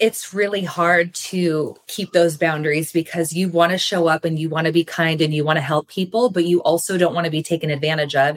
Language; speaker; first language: English; native; English